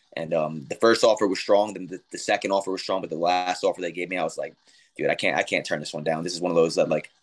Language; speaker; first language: English; native; English